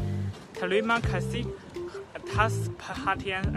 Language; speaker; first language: Indonesian; non-native, learner; Chinese